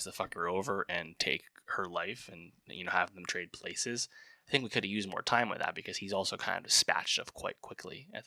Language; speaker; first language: English; native; English